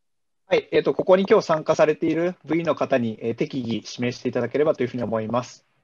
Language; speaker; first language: Japanese; native; Japanese